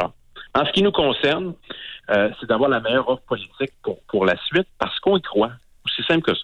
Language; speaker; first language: French; native; French